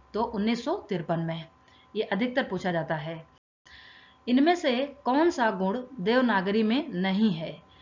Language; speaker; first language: Hindi; native; Hindi